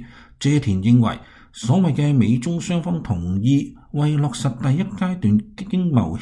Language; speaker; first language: Chinese; non-native, local second language; Cantonese